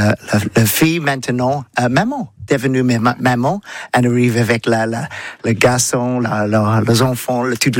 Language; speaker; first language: French; non-native, learner; English